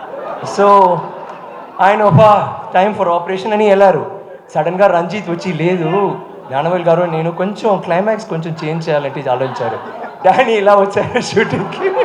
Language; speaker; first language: Telugu; non-native, local second language; Tamil